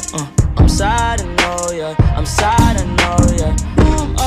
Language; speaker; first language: English; native; English